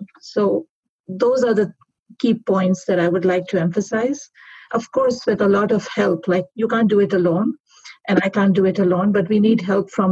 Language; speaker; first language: English; non-native, local second language; Urdu